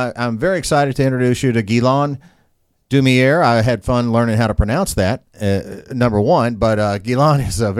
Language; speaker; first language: English; native; English